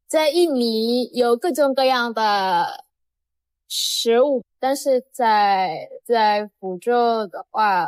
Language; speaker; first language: Chinese; non-native, fluent; Indonesian